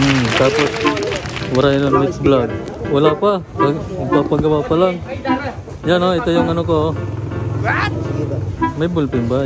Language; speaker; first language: Filipino; non-native, local second language; Bikol